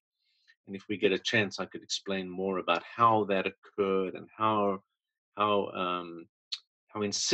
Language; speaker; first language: English; native; English